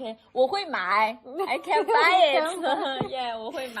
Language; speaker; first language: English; non-native, fluent; Chinese